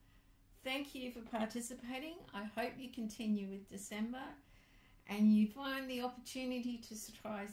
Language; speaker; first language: English; native; English